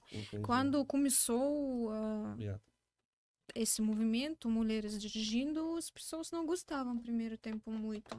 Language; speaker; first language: Portuguese; non-native, learner; Russian